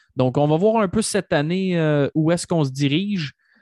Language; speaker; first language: French; native; French